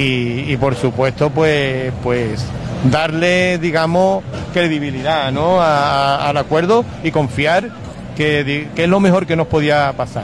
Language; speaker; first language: Spanish; native; Spanish